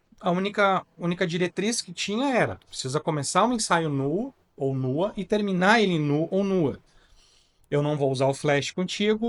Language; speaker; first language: Portuguese; native; Portuguese